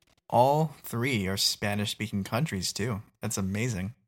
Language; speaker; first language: English; native; English